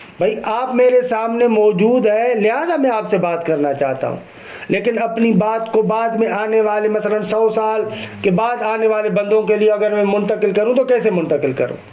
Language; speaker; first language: Urdu; non-native, local second language; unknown